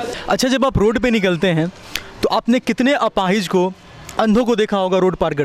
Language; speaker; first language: Hindi; native; Hindi